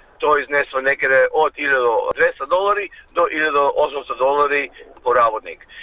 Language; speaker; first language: Macedonian; early bilingual, heritage; Macedonian